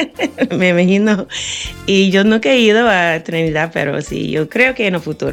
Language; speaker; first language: Spanish; non-native, fluent; English